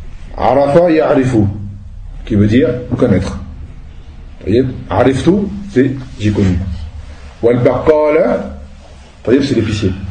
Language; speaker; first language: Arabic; non-native, fluent; French